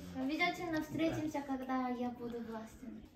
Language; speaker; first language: Russian; non-native, learner; Korean